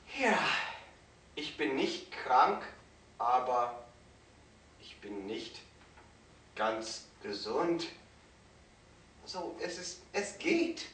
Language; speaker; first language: German; non-native, fluent; English